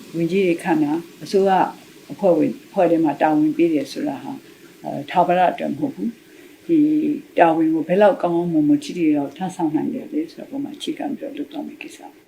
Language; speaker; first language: Burmese; native; Burmese